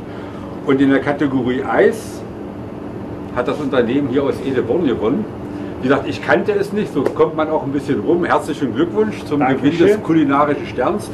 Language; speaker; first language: German; native; German